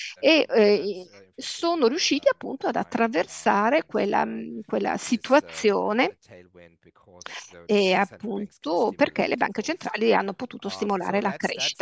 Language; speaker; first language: Italian; native; Italian